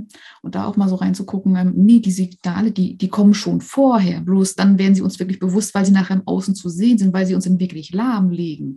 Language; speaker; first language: German; native; German